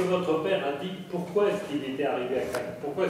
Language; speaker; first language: French; native; French